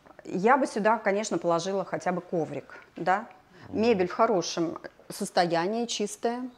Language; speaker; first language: Russian; native; Russian